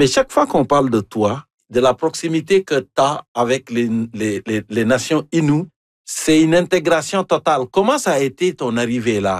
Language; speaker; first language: French; native; French